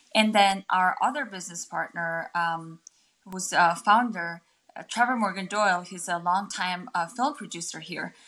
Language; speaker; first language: English; non-native, fluent; Mongolian